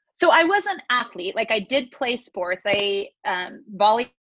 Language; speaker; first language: English; native; English